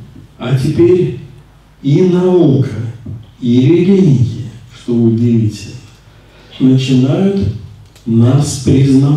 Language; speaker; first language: Czech; non-native, learner; Russian